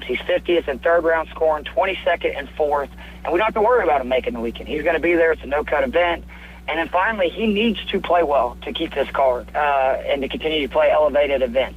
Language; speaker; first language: English; native; English